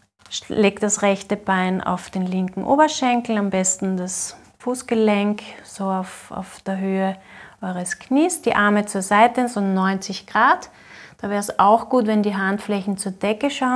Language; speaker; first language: German; native; German